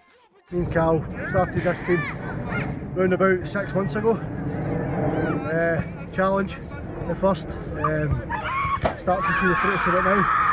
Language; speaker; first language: English; native; English